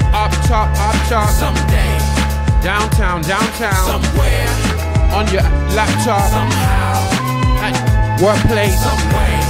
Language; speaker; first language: English; native; English